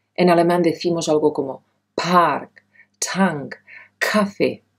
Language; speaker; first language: Spanish; non-native, fluent; Czech